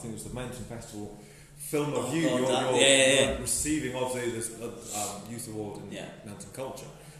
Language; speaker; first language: English; native; English